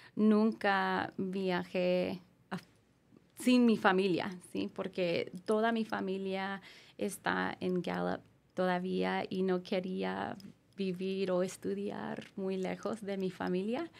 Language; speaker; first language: Spanish; non-native, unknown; English